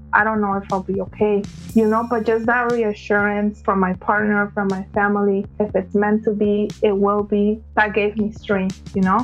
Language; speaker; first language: English; early bilingual, other home language; Spanish